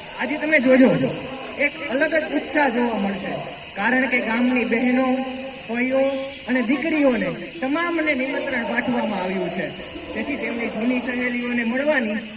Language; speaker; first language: Gujarati; native; Gujarati